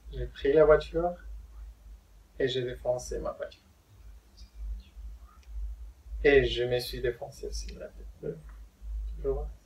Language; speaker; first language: French; non-native, fluent; Spanish